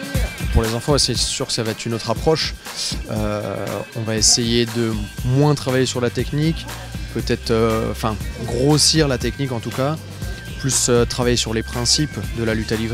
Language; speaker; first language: French; native; French